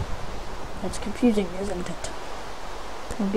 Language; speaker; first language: English; native; English